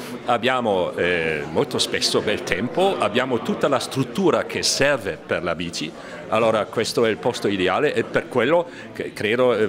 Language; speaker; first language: Italian; non-native, fluent; German